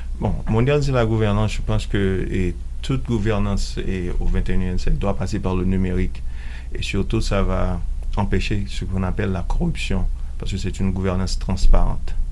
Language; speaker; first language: French; non-native, local second language; Haitian Creole